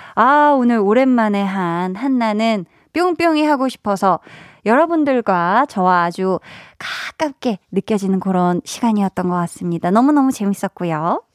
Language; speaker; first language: Korean; native; Korean